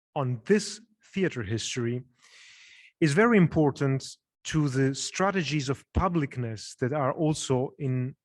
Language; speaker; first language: English; non-native, fluent; Italian